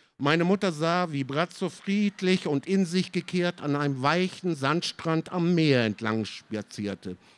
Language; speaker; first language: German; early bilingual, other home language; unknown